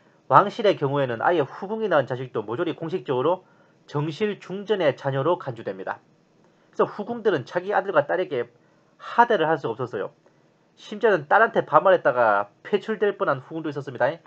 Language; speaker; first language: Korean; native; Korean